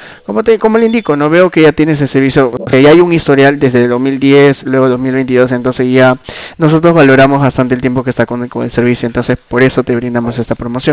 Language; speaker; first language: Spanish; native; Spanish